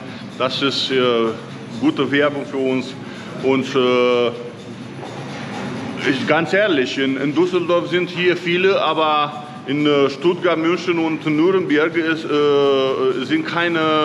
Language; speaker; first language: German; non-native, learner; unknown